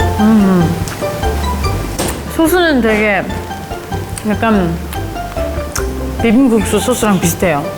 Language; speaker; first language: Korean; non-native, fluent; English